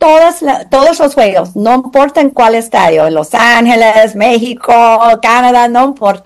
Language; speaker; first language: Spanish; non-native, fluent; English